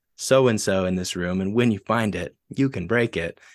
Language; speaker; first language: English; native; English